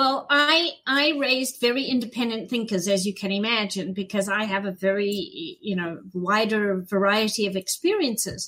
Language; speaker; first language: English; native; English